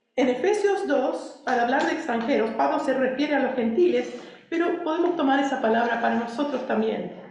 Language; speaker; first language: Spanish; early bilingual, other home language; English